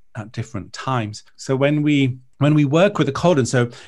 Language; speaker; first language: English; non-native, local second language; Welsh